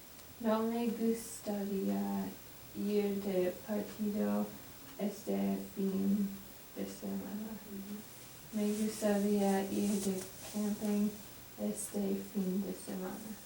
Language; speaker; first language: Spanish; non-native, learner; English